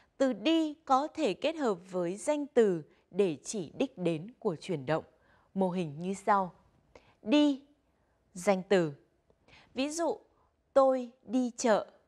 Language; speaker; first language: Vietnamese; native; Vietnamese